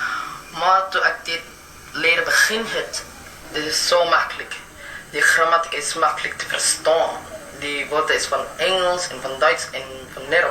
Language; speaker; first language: Dutch; non-native, learner; Filipino